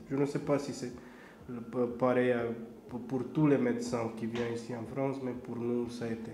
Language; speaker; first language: French; non-native, learner; Romanian